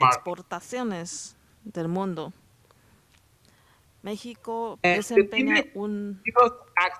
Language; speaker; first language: Spanish; non-native, learner; Chinese